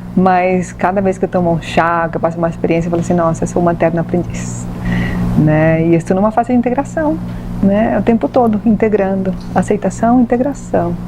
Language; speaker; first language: Portuguese; non-native, fluent; Spanish